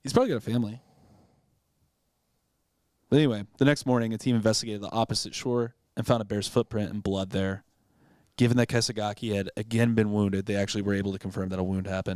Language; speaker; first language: English; native; English